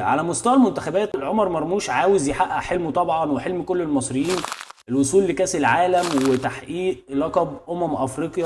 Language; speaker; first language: Arabic; native; Arabic